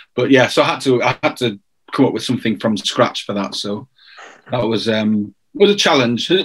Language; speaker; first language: English; native; English